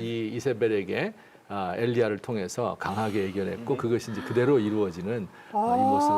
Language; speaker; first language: Korean; native; Korean